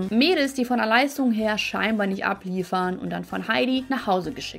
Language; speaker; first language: German; native; German